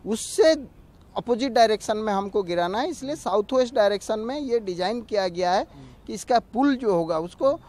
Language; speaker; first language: Hindi; non-native, local second language; Odia